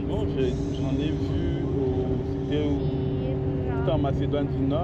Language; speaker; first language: French; native; French